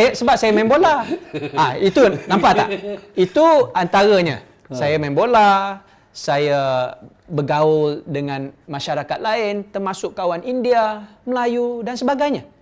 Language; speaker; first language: Malay; non-native, local second language; Chinese